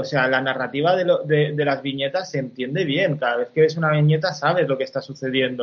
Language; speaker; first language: Spanish; native; Spanish